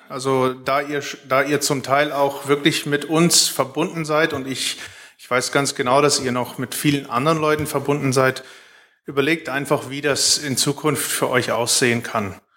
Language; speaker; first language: German; early bilingual, heritage; Plautdietsch